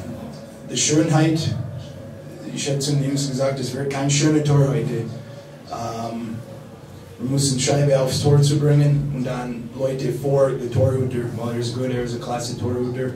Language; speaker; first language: German; non-native, fluent; English